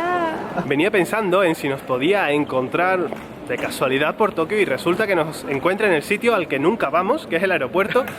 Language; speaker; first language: Spanish; native; Spanish